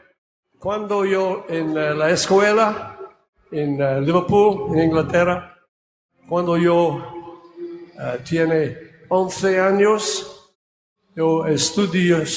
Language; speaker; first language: Spanish; non-native, learner; English